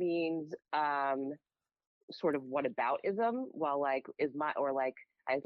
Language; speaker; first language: English; native; English